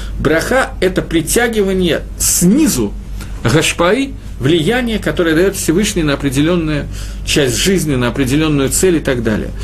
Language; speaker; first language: Russian; native; Russian